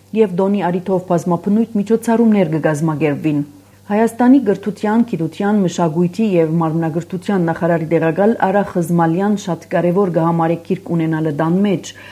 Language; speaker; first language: Armenian; early bilingual, heritage; Armenian